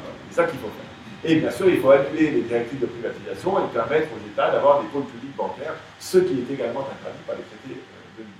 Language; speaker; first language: French; native; French